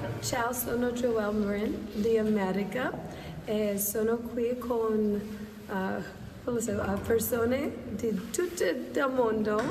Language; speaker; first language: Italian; non-native, learner; English